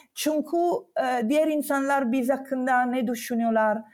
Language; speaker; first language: Turkish; non-native, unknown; Italian